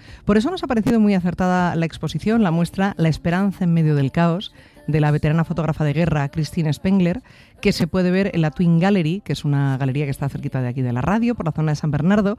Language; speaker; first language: Spanish; native; Spanish